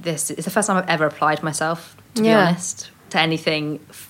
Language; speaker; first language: English; native; English